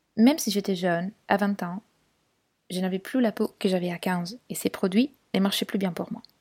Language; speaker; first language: French; non-native, fluent; Italian